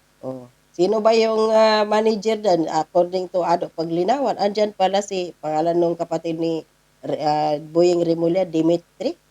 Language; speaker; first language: Filipino; non-native, local second language; Cebuano